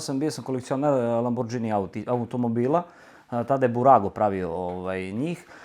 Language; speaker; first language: Serbian; native; Serbian